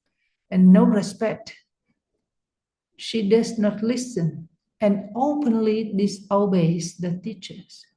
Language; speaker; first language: English; non-native, fluent; Vietnamese